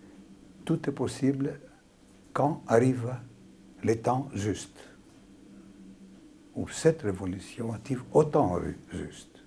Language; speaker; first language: French; non-native, fluent; Greek